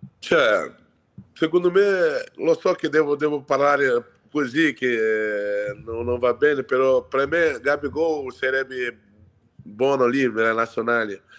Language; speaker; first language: Italian; non-native, fluent; Portuguese